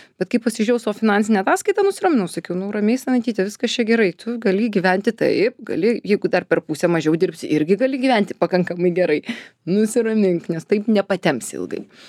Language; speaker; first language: Lithuanian; native; Lithuanian